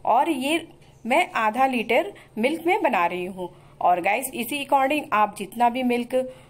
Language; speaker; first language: Hindi; native; Hindi